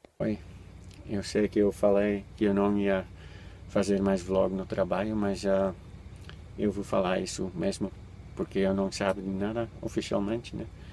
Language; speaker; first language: Portuguese; non-native, fluent; Dutch